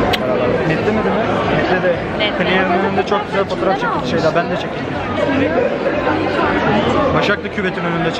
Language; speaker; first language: Turkish; native; Turkish